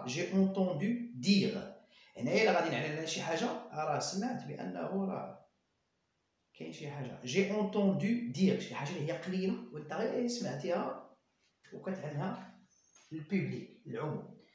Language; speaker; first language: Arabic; native; Arabic